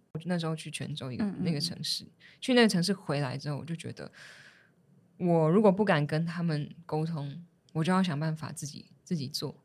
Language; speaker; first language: Chinese; native; Chinese